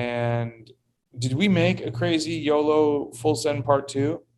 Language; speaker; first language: English; native; English